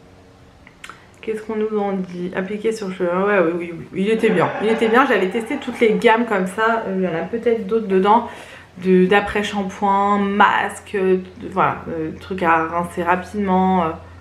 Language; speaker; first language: French; native; French